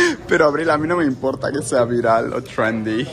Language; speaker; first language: Spanish; native; Spanish